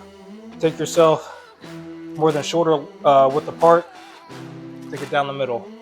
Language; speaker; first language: English; native; English